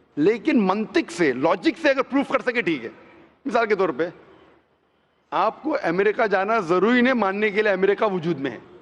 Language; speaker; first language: Hindi; non-native, local second language; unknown